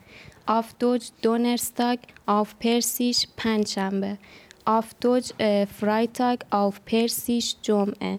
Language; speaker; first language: German; non-native, learner; Persian